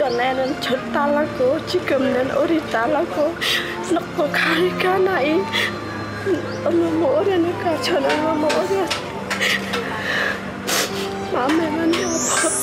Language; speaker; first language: Korean; non-native, learner; Khmer